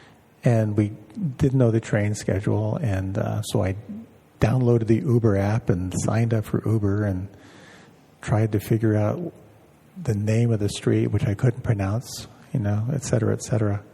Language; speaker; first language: English; native; English